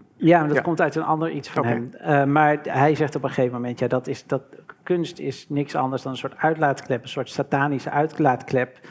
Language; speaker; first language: Dutch; native; Dutch